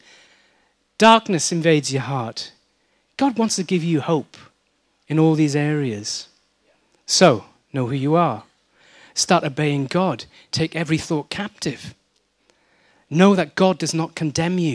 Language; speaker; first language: English; native; English